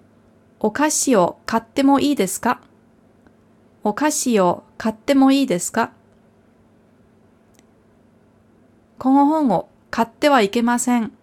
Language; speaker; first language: Japanese; non-native, fluent; German